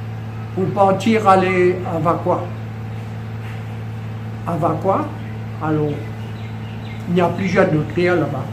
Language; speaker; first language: French; non-native, local second language; Morisyen